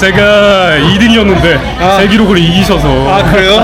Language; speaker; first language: Korean; native; Korean